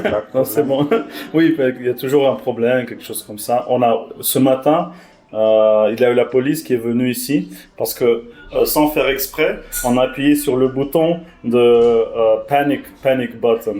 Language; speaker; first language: French; non-native, fluent; Portuguese